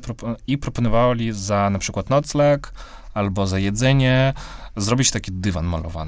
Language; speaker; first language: Polish; non-native, fluent; Russian